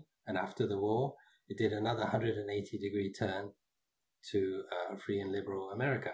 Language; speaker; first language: English; native; English